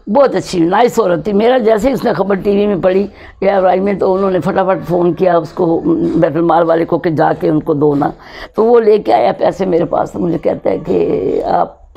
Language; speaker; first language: Urdu; non-native, local second language; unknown